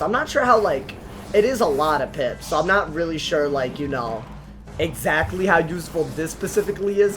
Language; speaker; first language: English; native; English